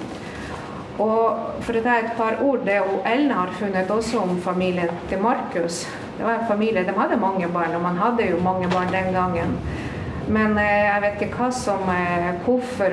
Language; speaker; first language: Norwegian; non-native, fluent; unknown